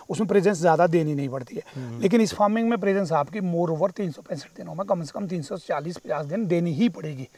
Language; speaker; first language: Hindi; native; Hindi